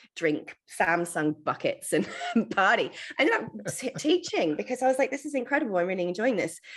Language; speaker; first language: English; native; English